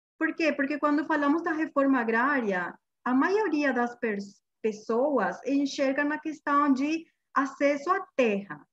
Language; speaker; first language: Portuguese; non-native, fluent; Guarani